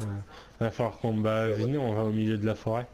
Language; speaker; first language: French; native; French